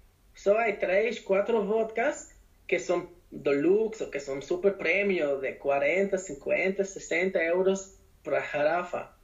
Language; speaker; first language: Portuguese; non-native, learner; Spanish